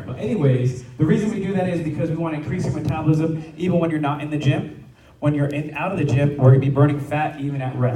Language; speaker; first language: English; native; English